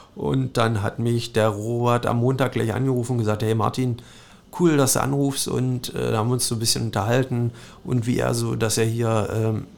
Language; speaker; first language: German; native; German